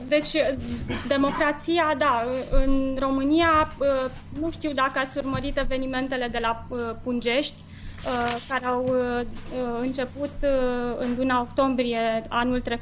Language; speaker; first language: Romanian; native; Romanian